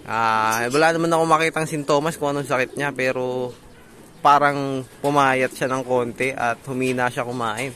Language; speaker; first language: Filipino; native; Filipino